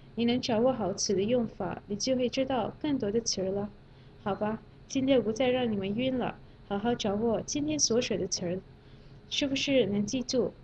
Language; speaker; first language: Chinese; non-native, fluent; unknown